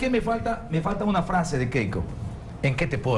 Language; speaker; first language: Spanish; native; Spanish